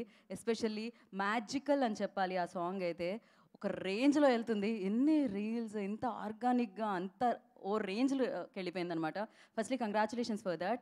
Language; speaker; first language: Telugu; native; Telugu